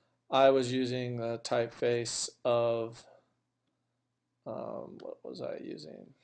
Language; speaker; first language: English; native; English